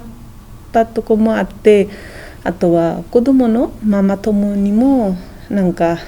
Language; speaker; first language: Japanese; non-native, fluent; Nepali